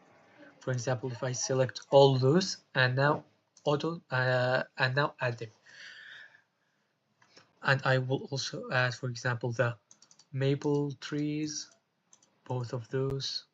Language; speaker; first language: English; non-native, fluent; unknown